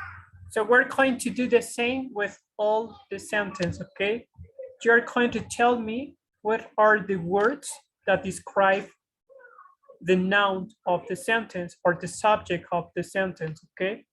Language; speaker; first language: English; non-native, fluent; Spanish